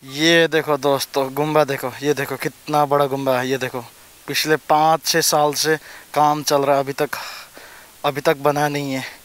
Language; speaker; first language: Hindi; non-native, local second language; Nepali